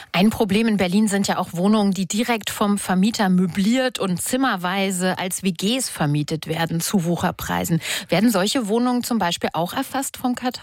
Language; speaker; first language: German; native; German